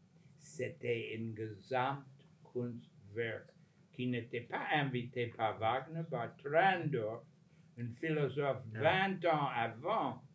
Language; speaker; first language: French; non-native, fluent; English